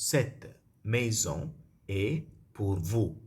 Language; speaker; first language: French; non-native, fluent; Telugu